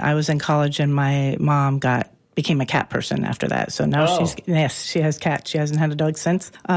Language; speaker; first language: English; native; English